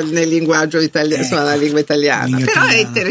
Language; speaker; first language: Italian; native; Italian